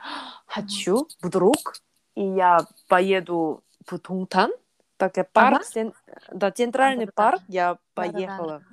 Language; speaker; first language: Russian; non-native, learner; Korean